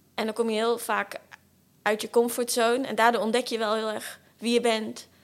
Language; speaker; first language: Dutch; early bilingual, other home language; Portuguese